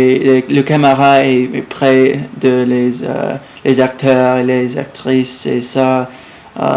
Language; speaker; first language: French; non-native, learner; English